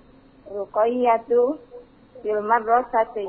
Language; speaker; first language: Arabic; non-native, learner; Indonesian